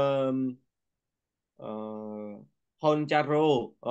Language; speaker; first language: Korean; non-native, learner; Vietnamese